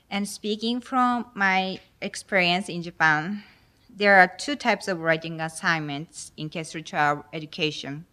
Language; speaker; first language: English; non-native, fluent; Japanese